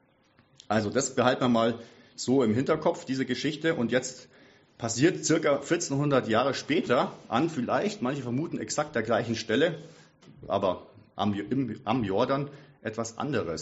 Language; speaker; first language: German; native; German